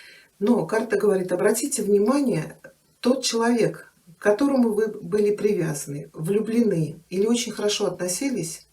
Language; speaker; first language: Russian; native; Russian